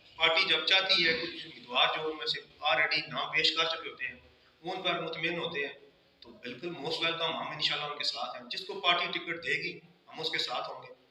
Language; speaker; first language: Urdu; non-native, local second language; Punjabi